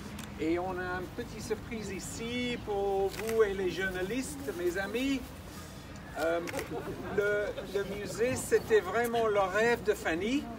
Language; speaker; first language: French; non-native, fluent; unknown